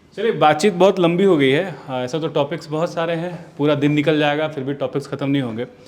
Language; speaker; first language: Hindi; native; Hindi